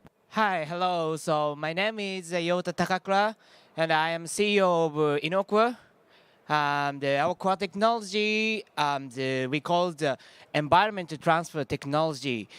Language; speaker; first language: English; non-native, learner; Japanese